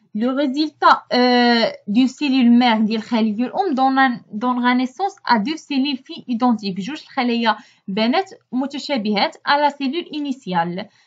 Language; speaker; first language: French; non-native, local second language; Arabic